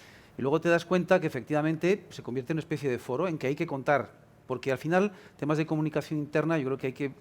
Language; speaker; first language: Spanish; native; Spanish